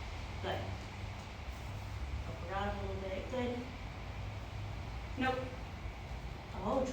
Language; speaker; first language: English; native; English